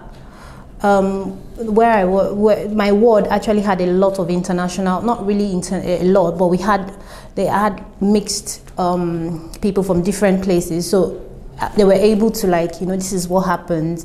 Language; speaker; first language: English; non-native, local second language; Yoruba